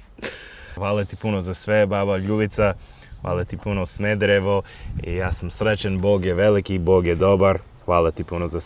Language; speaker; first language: Bosnian; non-native, learner; English